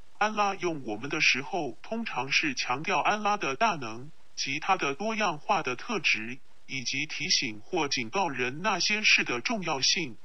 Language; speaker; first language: Chinese; non-native, local second language; Cantonese